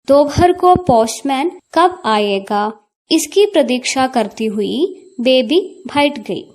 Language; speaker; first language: Hindi; non-native, local second language; Malayalam